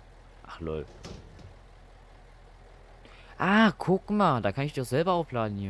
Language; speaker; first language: German; native; German